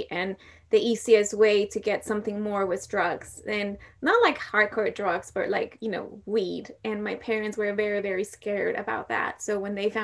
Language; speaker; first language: English; non-native, fluent; Spanish